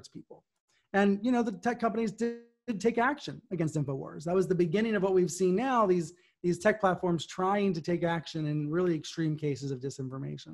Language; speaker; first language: English; native; English